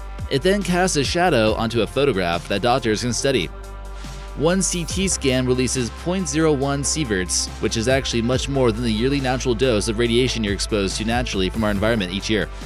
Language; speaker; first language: English; native; English